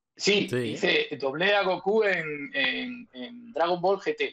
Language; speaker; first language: Spanish; native; Spanish